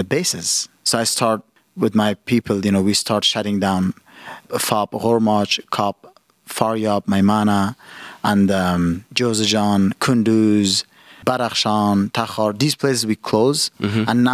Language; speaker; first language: English; non-native, fluent; Persian